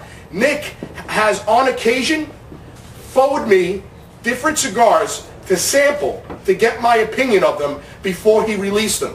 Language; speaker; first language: English; native; English